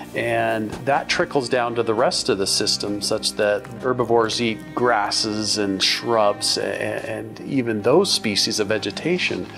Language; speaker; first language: English; native; English